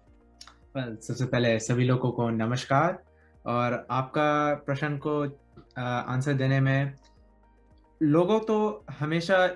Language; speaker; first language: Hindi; early bilingual, heritage; Hindi